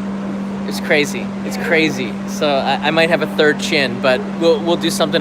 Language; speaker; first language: English; native; English